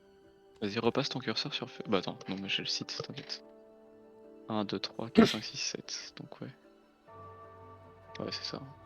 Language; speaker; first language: French; native; French